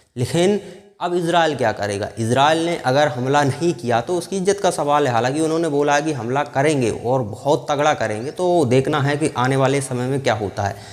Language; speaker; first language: Hindi; native; Hindi